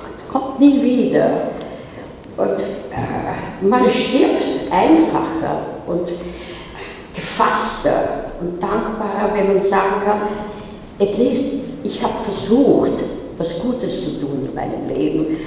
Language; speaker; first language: German; native; German